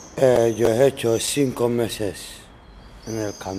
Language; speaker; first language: Spanish; non-native, learner; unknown